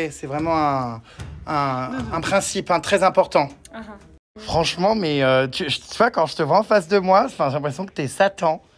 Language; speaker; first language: French; native; French